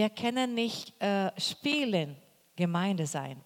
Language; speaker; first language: German; non-native, fluent; Portuguese